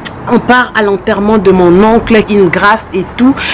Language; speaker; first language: French; non-native, local second language; Lingala